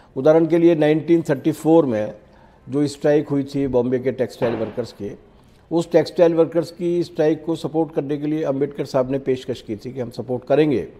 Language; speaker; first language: Hindi; native; Hindi